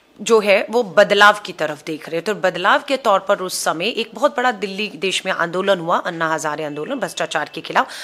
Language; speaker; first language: Hindi; native; Hindi